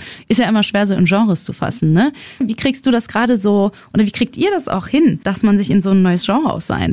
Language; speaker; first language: German; native; German